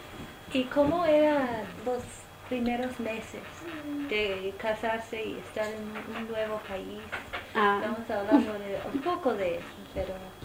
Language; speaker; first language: Spanish; non-native, fluent; English